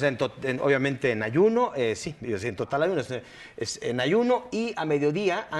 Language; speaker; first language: Spanish; native; Spanish